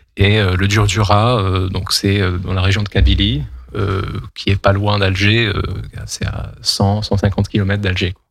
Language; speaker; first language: French; non-native, local second language; Kabyle